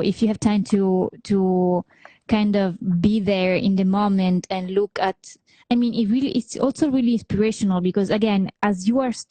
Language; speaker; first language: English; non-native, fluent; Italian